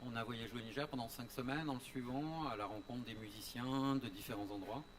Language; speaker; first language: French; native; French